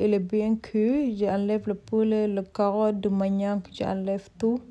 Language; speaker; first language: French; non-native, learner; Soninke